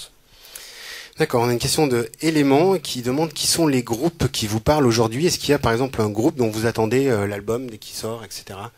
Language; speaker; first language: French; native; French